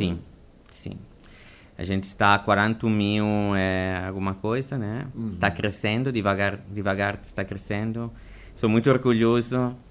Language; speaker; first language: Portuguese; non-native, fluent; Italian